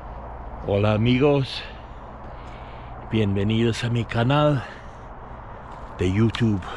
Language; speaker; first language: Spanish; non-native, fluent; English